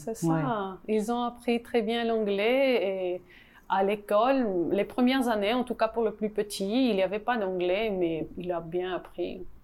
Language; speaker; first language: French; non-native, learner; Spanish